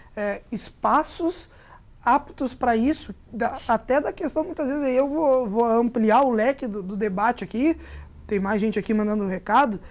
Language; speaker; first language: Portuguese; native; Portuguese